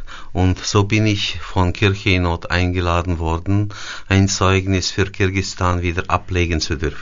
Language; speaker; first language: German; early bilingual, heritage; German